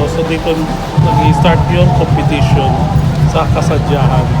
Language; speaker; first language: Filipino; non-native, local second language; Hiligaynon